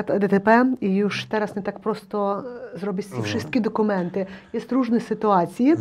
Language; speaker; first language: Polish; non-native, learner; Ukrainian